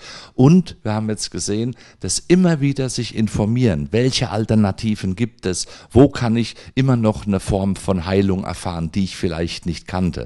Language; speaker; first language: German; native; German